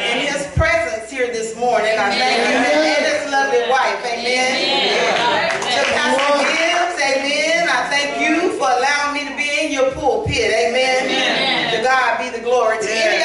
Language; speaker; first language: English; native; English